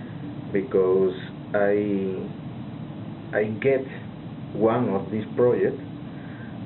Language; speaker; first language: English; non-native, learner; Spanish